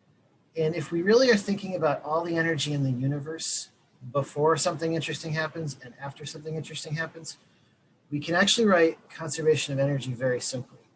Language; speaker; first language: English; native; English